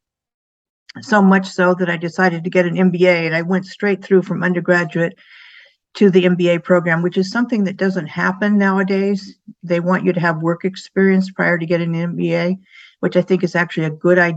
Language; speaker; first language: English; native; English